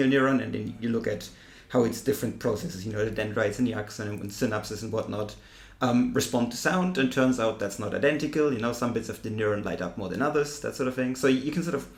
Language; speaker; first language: English; non-native, fluent; German